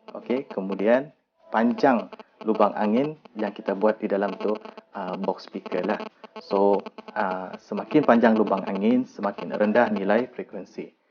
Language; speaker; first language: Malay; native; Malay